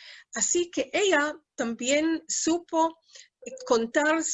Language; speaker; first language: Spanish; non-native, fluent; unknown